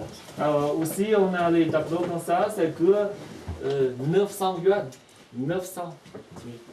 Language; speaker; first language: French; non-native, fluent; Chinese